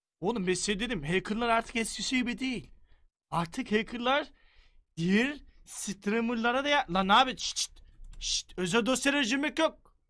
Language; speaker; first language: Turkish; native; Turkish